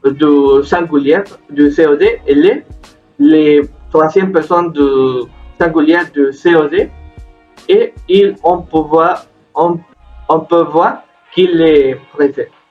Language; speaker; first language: French; non-native, learner; Spanish